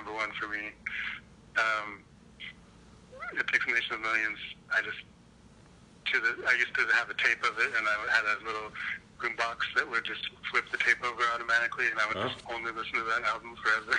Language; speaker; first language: English; native; English